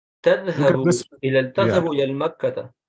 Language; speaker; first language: Arabic; non-native, learner; English